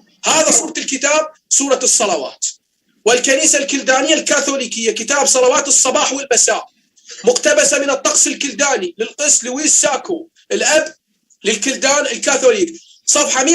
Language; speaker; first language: Arabic; native; Arabic